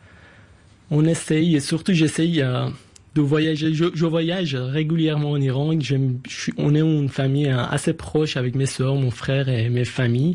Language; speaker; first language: French; non-native, fluent; Persian